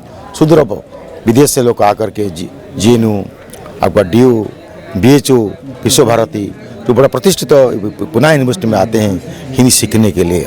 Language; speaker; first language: Hindi; non-native, local second language; Bangla